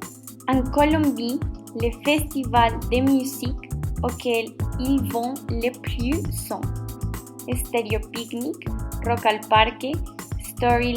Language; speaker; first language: French; non-native, learner; Spanish